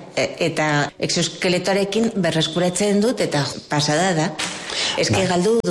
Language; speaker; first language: Basque; non-native, local second language; Spanish